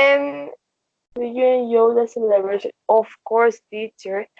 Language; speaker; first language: English; non-native, learner; Spanish